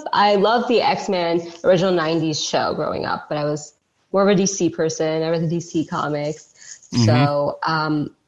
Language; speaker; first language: English; native; English